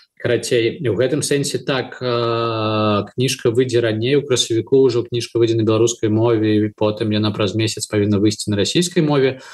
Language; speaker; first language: Belarusian; non-native, local second language; Russian